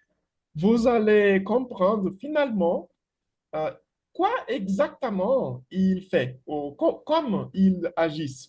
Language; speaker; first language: French; non-native, fluent; Portuguese